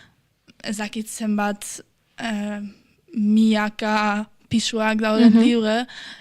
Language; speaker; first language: Basque; non-native, fluent; German